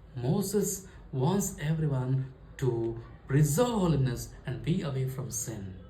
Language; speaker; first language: English; non-native, local second language; Kannada